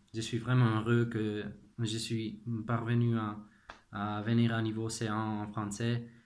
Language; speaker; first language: French; non-native, fluent; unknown